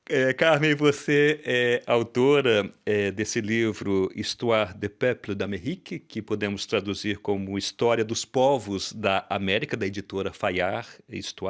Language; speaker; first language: Portuguese; native; Portuguese